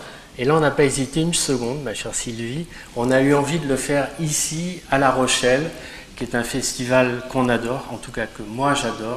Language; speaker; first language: French; native; French